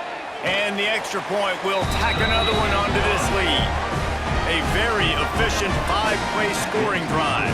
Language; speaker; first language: English; native; English